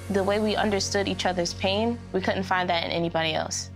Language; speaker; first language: English; native; English